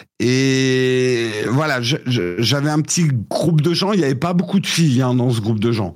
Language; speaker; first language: French; early bilingual, other home language; English